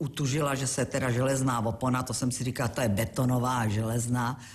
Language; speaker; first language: Czech; native; Czech